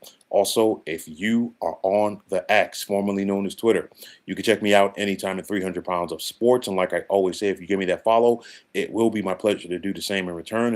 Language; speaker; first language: English; native; English